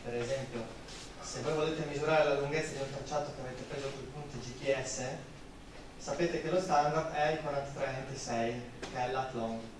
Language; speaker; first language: Italian; native; Italian